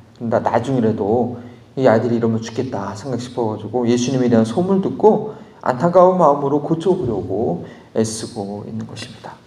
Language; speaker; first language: Korean; native; Korean